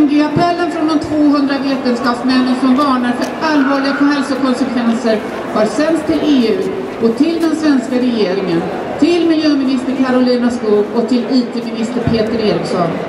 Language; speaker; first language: Swedish; native; Swedish